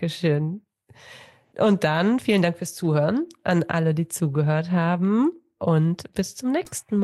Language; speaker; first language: German; native; German